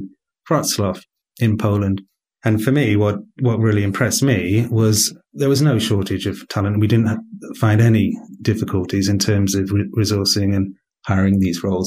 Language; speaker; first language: English; native; English